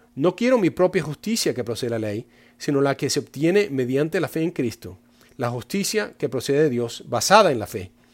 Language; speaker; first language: Spanish; non-native, fluent; English